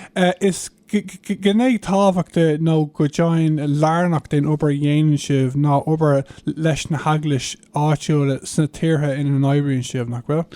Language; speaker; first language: Irish; non-native, local second language; English